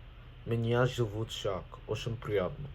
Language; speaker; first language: Russian; non-native, learner; English